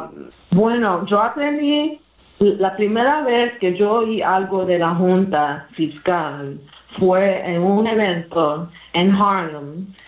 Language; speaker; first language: Spanish; early bilingual, heritage; English